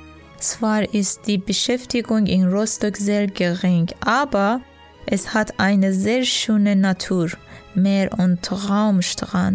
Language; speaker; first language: German; non-native, learner; Persian